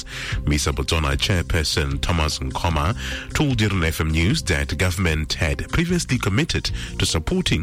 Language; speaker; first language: English; non-native, local second language; Tswana